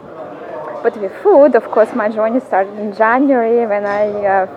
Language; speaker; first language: English; non-native, fluent; Russian